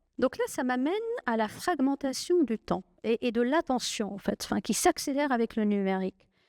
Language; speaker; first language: French; non-native, local second language; Arabic